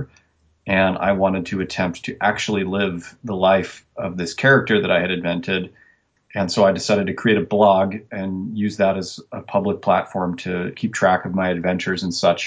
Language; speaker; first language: English; native; English